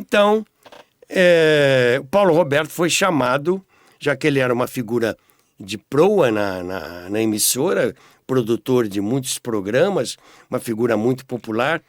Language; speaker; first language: Portuguese; native; Portuguese